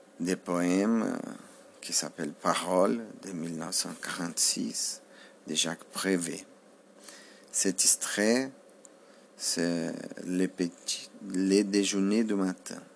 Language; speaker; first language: French; non-native, learner; Portuguese